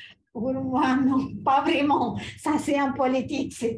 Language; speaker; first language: French; non-native, fluent; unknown